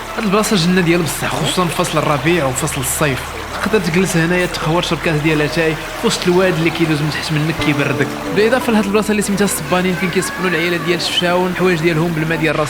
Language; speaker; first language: Arabic; native; Arabic